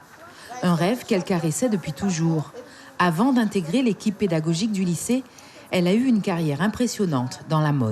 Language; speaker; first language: French; native; French